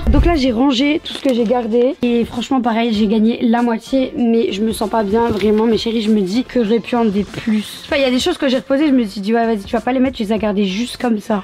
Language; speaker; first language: French; native; French